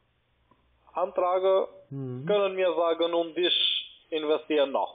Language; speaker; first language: German; non-native, learner; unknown